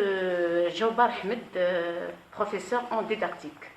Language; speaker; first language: French; non-native, fluent; Arabic